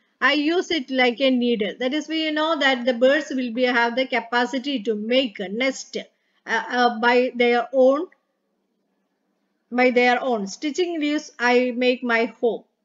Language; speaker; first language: English; non-native, local second language; Malayalam